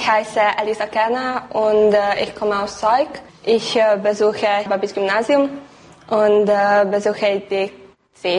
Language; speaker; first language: German; non-native, local second language; Hungarian